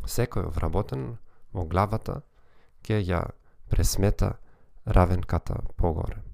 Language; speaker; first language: Macedonian; non-native, learner; German